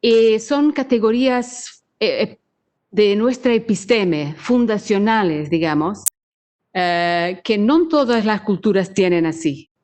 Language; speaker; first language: Spanish; non-native, fluent; Portuguese